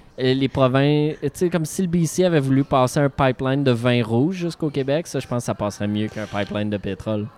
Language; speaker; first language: French; native; French